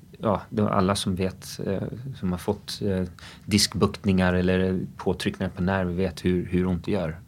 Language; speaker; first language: Swedish; early bilingual, other home language; English